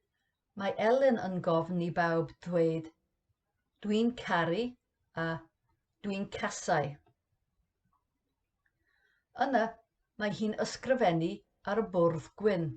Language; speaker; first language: Welsh; non-native, learner; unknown